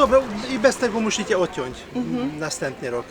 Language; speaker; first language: Polish; non-native, learner; Hungarian